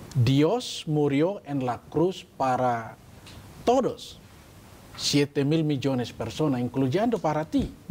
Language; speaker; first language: Spanish; non-native, learner; Indonesian